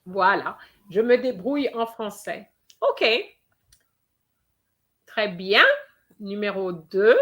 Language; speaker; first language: French; non-native, fluent; English